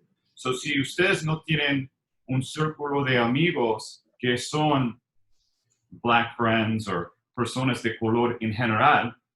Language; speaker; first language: Spanish; non-native, learner; English